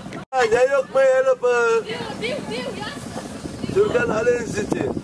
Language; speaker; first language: Dutch; non-native, learner; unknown